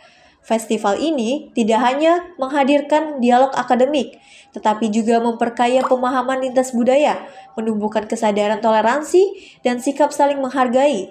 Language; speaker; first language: Indonesian; native; Indonesian